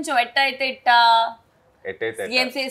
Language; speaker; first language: Telugu; non-native, fluent; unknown